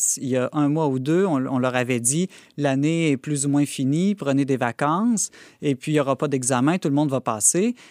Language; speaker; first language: French; native; French